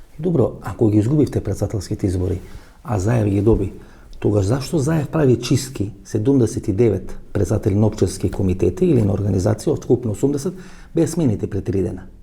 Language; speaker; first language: Macedonian; native; Macedonian